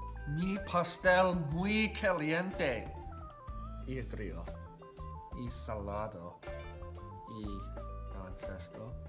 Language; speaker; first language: Spanish; non-native, learner; English